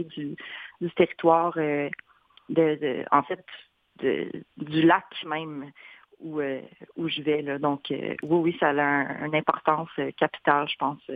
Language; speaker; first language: French; native; French